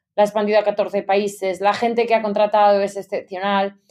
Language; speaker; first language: Spanish; native; Spanish